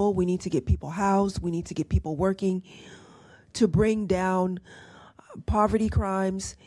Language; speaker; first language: English; native; English